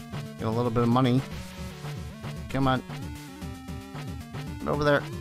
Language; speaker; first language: English; native; English